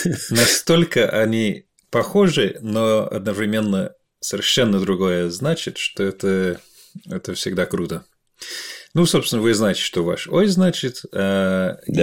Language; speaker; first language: Russian; non-native, fluent; English